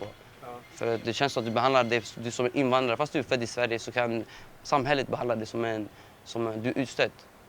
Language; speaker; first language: Swedish; early bilingual, other home language; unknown